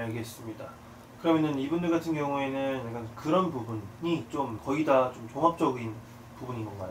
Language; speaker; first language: Korean; native; Korean